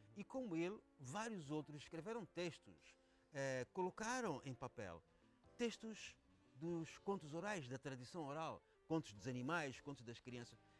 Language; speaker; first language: Portuguese; non-native, local second language; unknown